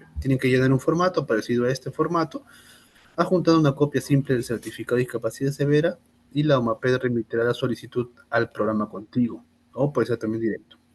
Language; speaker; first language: Spanish; native; Spanish